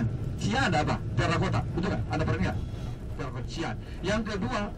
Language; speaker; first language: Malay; non-native, fluent; Chinese